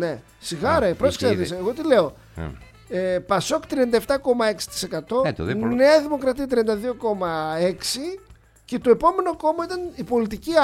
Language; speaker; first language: Greek; native; Greek